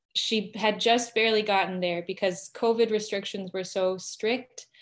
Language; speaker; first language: English; native; English